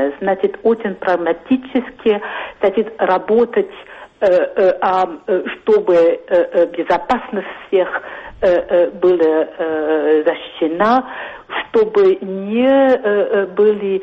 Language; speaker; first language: Russian; non-native, fluent; French